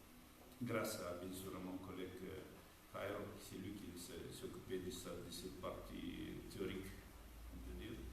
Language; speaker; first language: French; non-native, fluent; Romanian